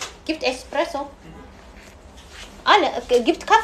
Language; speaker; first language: German; non-native, learner; Amharic